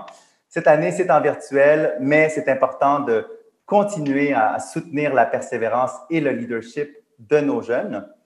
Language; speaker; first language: French; native; French